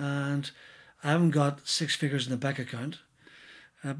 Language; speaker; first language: English; native; English